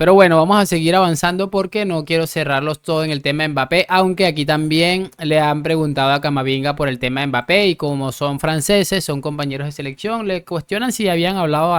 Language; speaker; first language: Spanish; native; Spanish